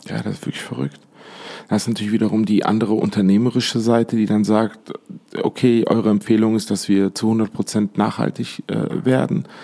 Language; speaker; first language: German; native; German